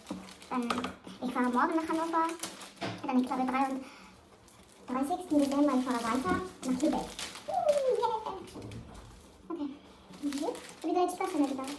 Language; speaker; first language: German; non-native, learner; Mongolian